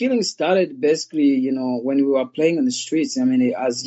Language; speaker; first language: English; non-native, local second language; Kinyarwanda